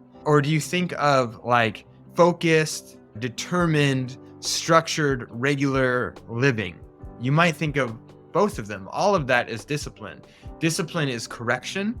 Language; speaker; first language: English; native; English